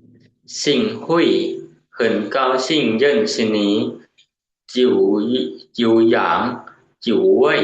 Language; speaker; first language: Chinese; non-native, learner; Lao